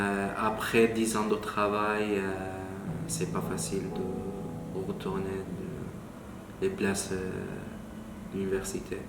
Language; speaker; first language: French; non-native, learner; Arabic